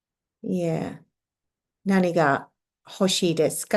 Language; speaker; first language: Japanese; non-native, fluent; English